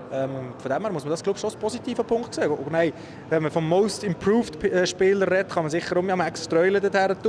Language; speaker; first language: German; native; German